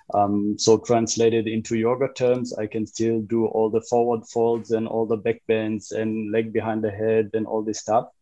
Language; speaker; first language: English; non-native, fluent; Hebrew